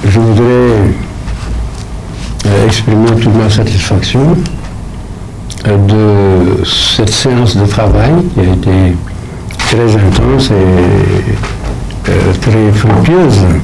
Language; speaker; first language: French; non-native, local second language; Wolof